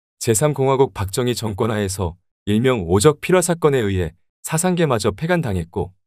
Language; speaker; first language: Korean; native; Korean